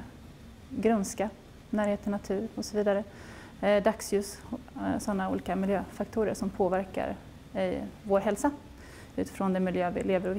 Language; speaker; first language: Swedish; native; Swedish